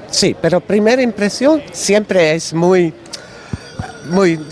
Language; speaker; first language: Spanish; non-native, learner; Dutch